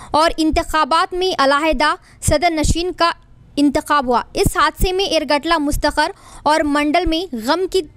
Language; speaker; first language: Urdu; native; Urdu